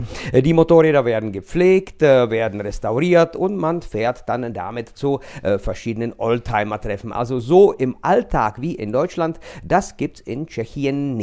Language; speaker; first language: German; non-native, fluent; Czech